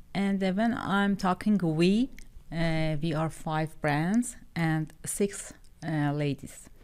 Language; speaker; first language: English; non-native, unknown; Persian